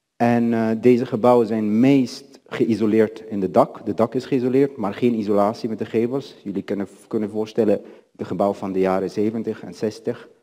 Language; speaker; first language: Dutch; non-native, fluent; Arabic